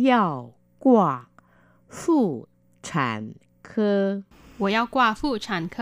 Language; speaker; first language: Chinese; non-native, fluent; Vietnamese